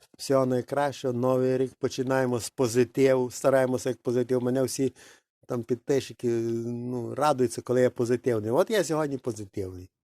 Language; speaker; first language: Ukrainian; non-native, local second language; Russian